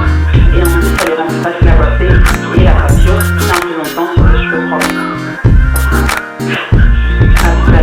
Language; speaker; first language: French; native; French